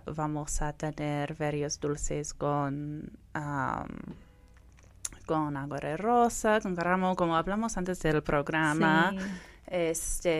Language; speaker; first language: Spanish; non-native, fluent; English